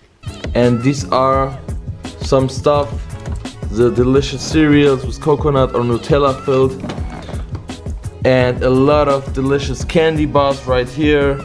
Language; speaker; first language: English; non-native, learner; Bosnian